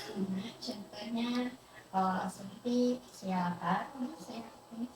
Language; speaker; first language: Indonesian; non-native, fluent; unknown